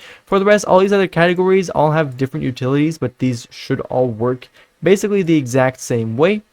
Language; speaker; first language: English; non-native, fluent; Dutch